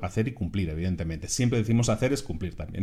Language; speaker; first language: Spanish; native; Spanish